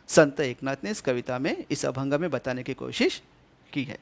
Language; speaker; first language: Hindi; non-native, local second language; Marathi